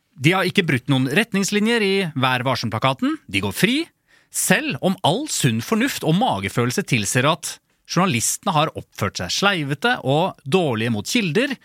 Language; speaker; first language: Norwegian; native; Norwegian